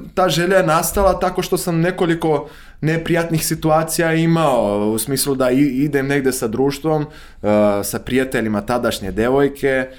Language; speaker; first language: Serbian; non-native, fluent; Portuguese